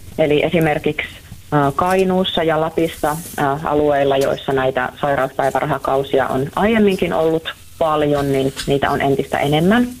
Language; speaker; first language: Finnish; native; Finnish